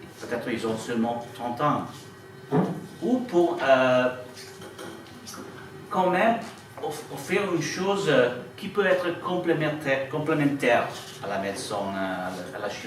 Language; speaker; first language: French; non-native, fluent; Italian